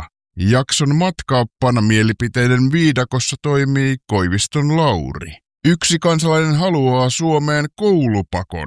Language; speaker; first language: Finnish; native; Finnish